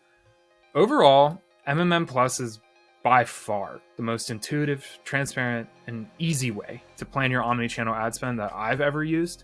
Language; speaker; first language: English; native; English